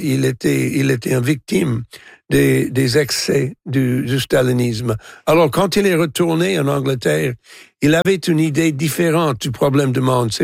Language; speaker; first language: French; non-native, local second language; English